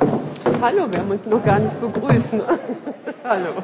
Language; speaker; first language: German; native; German